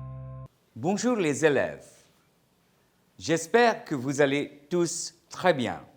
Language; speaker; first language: French; non-native, fluent; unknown